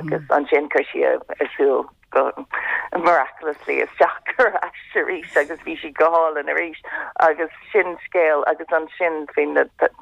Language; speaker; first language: Irish; non-native, local second language; English